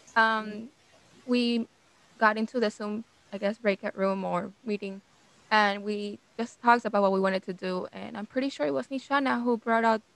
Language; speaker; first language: English; non-native, fluent; Spanish